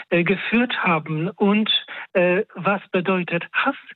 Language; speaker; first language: German; non-native, fluent; Polish